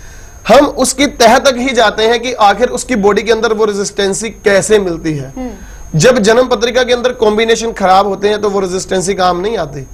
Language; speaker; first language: Hindi; native; Hindi